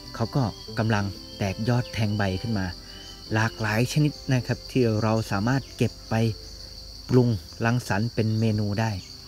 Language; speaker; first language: Thai; native; Thai